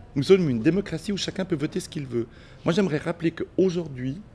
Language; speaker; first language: French; early bilingual, other home language; Spanish